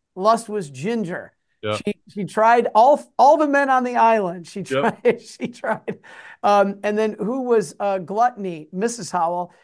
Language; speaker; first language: English; native; English